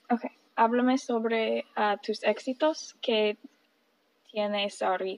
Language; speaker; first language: Spanish; early bilingual, heritage; Spanish